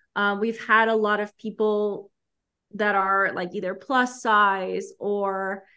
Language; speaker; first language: English; early bilingual, heritage; Spanish